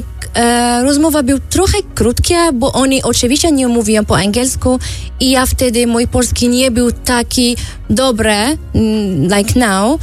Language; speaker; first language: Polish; non-native, learner; Arabic